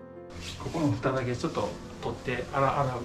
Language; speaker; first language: Japanese; native; Japanese